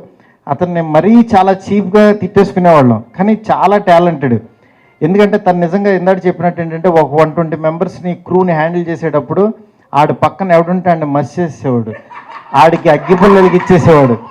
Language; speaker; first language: Telugu; native; Telugu